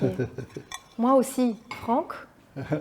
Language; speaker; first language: French; non-native, local second language; Dutch